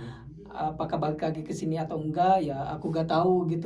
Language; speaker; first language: Indonesian; native; Indonesian